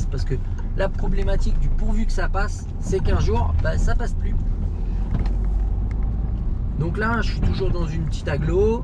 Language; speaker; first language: French; native; French